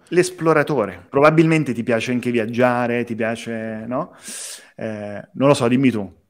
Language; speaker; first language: Italian; native; Italian